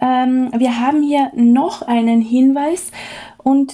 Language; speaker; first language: German; native; German